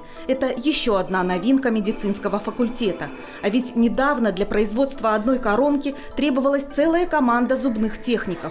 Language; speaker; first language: Russian; native; Russian